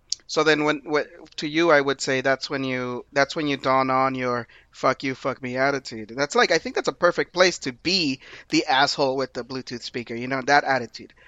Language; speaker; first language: English; early bilingual, other home language; Spanish